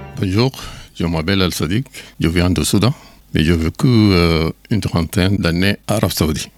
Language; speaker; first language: French; non-native, learner; Arabic